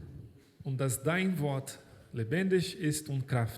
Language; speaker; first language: German; non-native, fluent; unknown